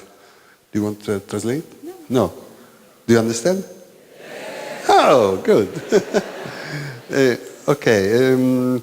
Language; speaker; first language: English; non-native, learner; Italian